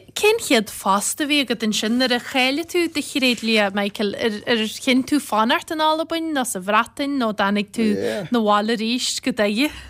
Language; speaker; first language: Irish; native; Irish